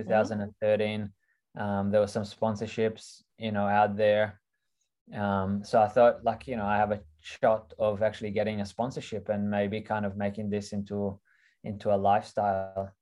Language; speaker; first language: English; early bilingual, other home language; Russian